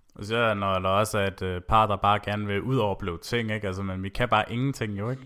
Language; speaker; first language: Danish; native; Danish